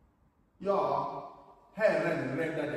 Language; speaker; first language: Swedish; non-native, fluent; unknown